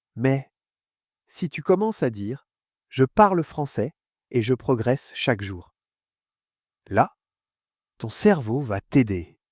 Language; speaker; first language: French; non-native, fluent; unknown